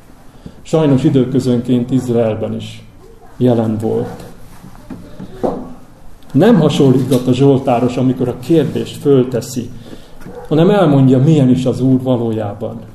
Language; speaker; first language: Hungarian; native; Hungarian